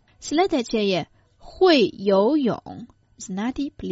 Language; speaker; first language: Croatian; non-native, fluent; Chinese